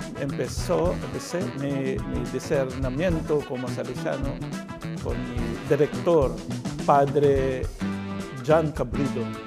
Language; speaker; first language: Spanish; non-native, learner; Filipino